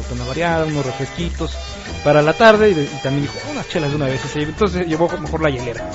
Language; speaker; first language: Spanish; native; Spanish